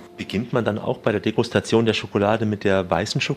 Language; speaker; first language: German; native; German